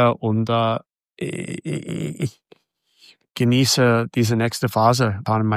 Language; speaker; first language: German; non-native, fluent; English